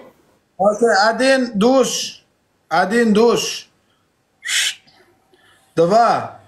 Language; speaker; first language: Russian; non-native, learner; Turkmen